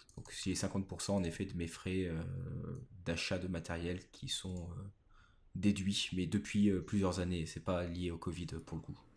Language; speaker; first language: French; native; French